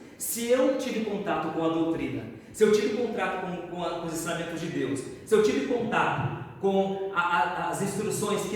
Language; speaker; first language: Portuguese; native; Portuguese